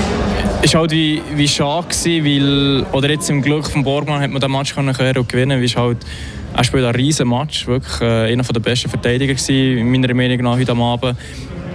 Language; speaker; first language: German; native; German